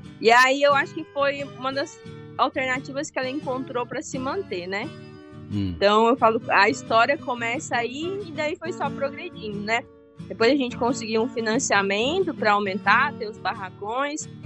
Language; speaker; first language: Portuguese; native; Portuguese